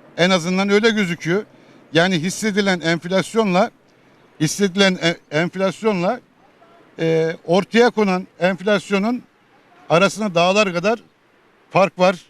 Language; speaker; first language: Turkish; native; Turkish